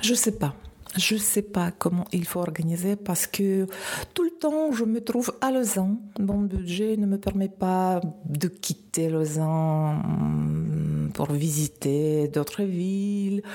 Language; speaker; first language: French; non-native, fluent; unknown